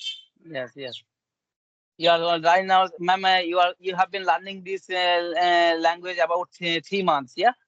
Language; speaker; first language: English; non-native, learner; Bangla